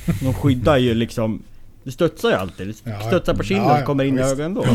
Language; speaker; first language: Swedish; native; Swedish